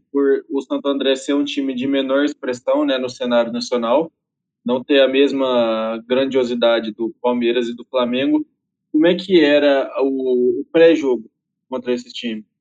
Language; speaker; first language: Portuguese; native; Portuguese